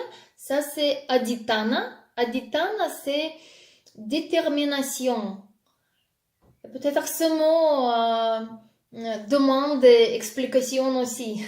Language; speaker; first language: French; non-native, fluent; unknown